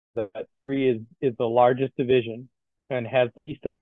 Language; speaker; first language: English; native; English